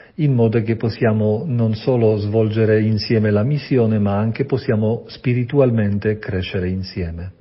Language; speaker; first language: Italian; non-native, fluent; Polish